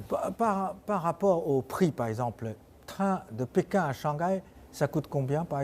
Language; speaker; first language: French; non-native, fluent; Chinese